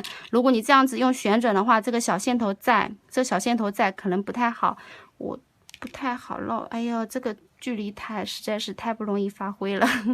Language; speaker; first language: Chinese; native; Chinese